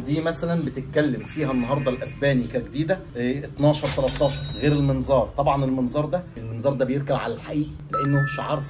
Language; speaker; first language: Arabic; native; Arabic